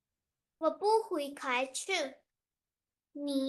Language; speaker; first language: Chinese; non-native, learner; Urdu